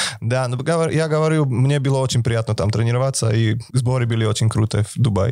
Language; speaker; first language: Russian; non-native, fluent; Slovak